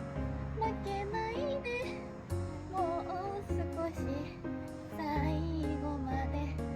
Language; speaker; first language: Japanese; native; Japanese